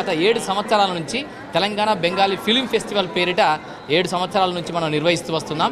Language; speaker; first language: Telugu; native; Telugu